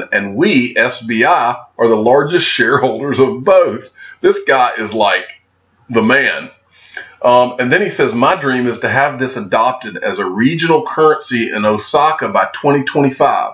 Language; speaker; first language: English; native; English